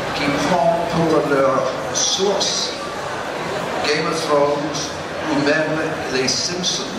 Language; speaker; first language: French; non-native, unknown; English